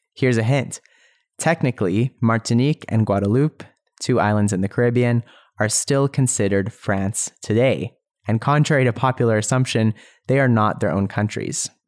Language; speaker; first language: English; native; English